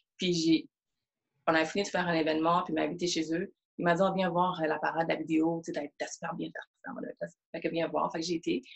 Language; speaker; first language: French; early bilingual, other home language; Haitian Creole